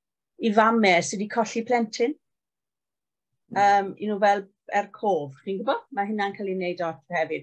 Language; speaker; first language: Welsh; native; Welsh